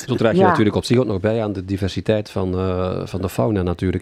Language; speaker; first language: Dutch; native; Dutch